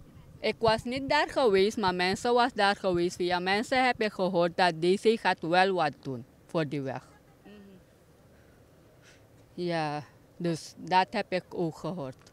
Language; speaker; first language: Dutch; non-native, local second language; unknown